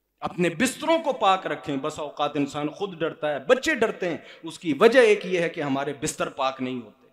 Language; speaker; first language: Urdu; non-native, local second language; Punjabi